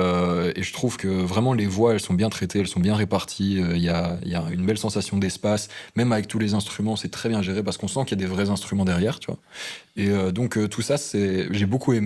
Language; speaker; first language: French; native; French